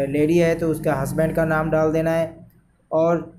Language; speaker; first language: Hindi; native; Hindi